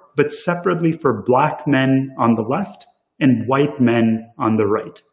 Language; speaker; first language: English; early bilingual, other home language; Tamil